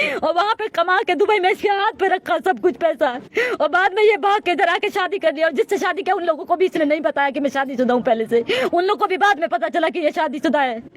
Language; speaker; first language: Hindi; native; Hindi